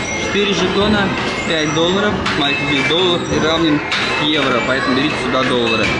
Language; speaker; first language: Russian; native; Russian